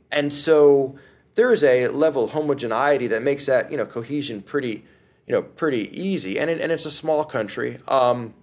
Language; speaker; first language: English; native; English